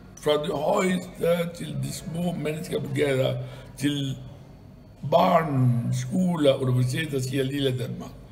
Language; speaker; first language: Danish; non-native, fluent; Arabic